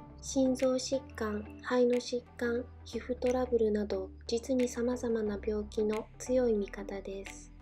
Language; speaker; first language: Japanese; native; Japanese